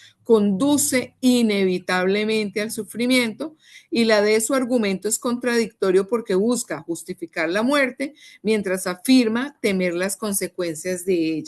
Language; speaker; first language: Spanish; native; Spanish